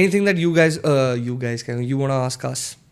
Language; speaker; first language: English; non-native, local second language; Hindi